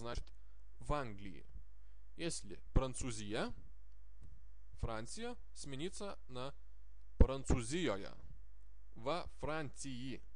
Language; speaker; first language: Russian; non-native, fluent; Lithuanian